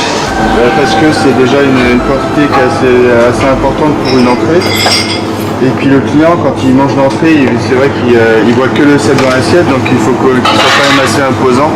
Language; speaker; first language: French; native; French